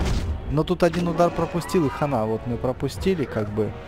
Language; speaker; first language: Russian; native; Russian